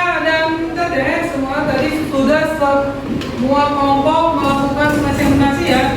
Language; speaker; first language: Indonesian; non-native, local second language; Sundanese